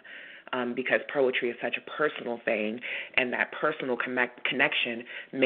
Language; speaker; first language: English; native; English